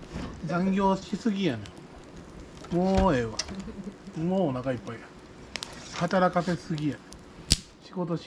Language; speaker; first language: Japanese; native; Japanese